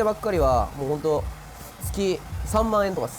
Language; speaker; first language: Japanese; native; Japanese